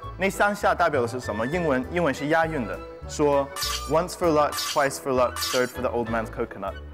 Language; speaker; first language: Chinese; non-native, fluent; English